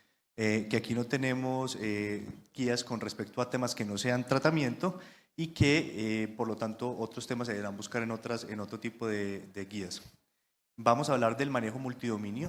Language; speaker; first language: Spanish; native; Spanish